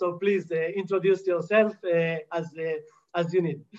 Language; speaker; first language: English; non-native, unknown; Hebrew